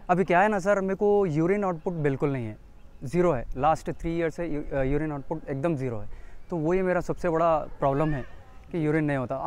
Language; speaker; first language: Hindi; non-native, local second language; Urdu